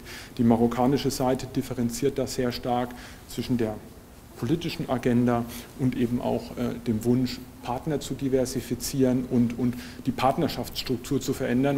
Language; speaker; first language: German; native; German